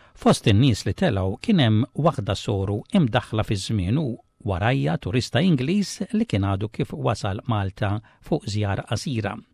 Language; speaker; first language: Maltese; native; Maltese